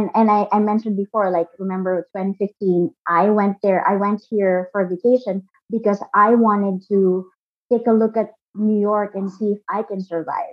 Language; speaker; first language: English; non-native, local second language; Filipino